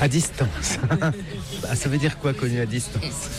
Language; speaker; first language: French; native; French